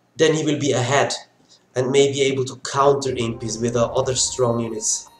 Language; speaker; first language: English; non-native, fluent; Swiss German